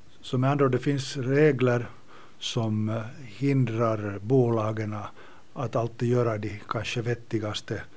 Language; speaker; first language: Swedish; native; Swedish